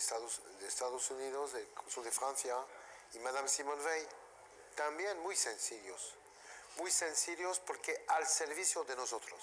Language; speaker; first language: Spanish; non-native, fluent; French